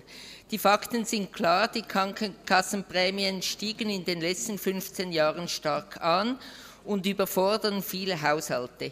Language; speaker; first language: German; native; German